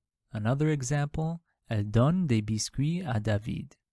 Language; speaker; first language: French; non-native, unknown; English